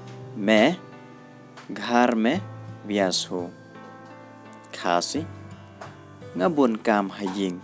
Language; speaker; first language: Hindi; non-native, learner; Khasi